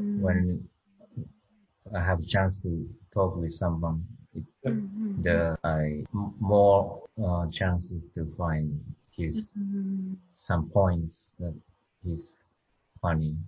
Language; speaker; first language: English; non-native, learner; Japanese